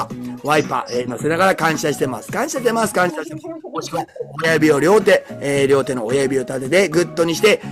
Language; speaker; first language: Japanese; native; Japanese